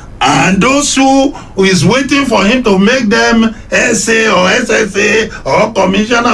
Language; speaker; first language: English; non-native, local second language; Yoruba